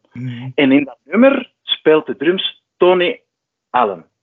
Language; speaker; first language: Dutch; non-native, fluent; Spanish